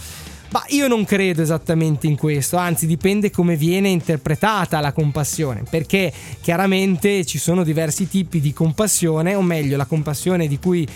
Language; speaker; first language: Italian; native; Italian